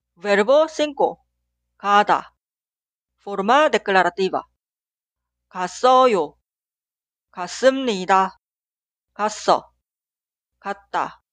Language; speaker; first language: Korean; non-native, fluent; Spanish